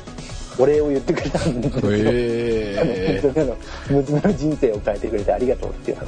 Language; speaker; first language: Japanese; native; Japanese